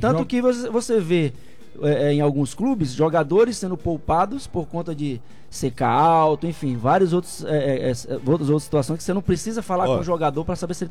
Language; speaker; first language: Portuguese; native; Portuguese